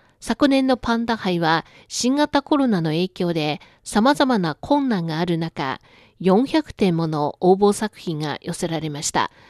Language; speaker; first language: Japanese; non-native, fluent; Chinese